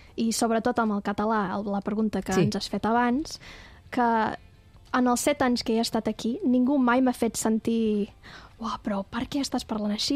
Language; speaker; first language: Catalan; non-native, fluent; English